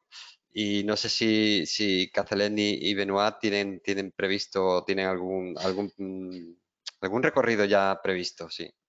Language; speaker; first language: Spanish; native; Spanish